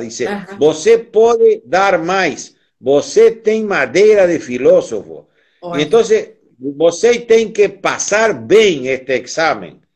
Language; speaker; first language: Portuguese; non-native, learner; Spanish